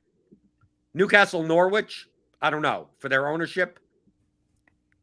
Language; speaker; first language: English; native; English